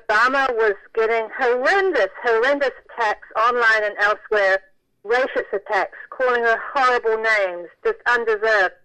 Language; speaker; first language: English; native; English